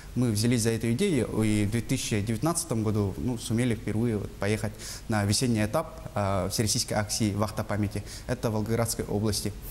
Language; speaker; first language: Russian; non-native, local second language; Yakut